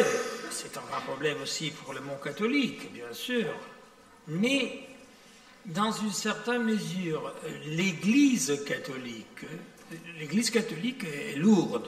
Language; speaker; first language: French; non-native, fluent; Italian